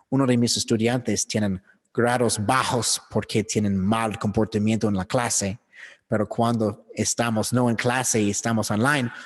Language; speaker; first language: Spanish; non-native, learner; English